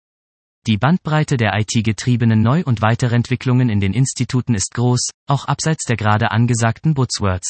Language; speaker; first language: German; native; German